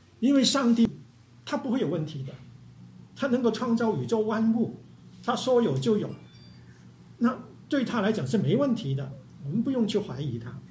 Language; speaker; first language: Chinese; non-native, local second language; Cantonese